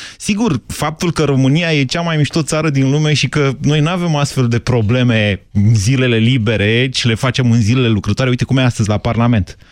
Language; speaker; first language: Romanian; native; Romanian